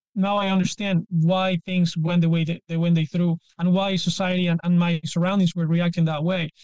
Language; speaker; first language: English; non-native, fluent; Spanish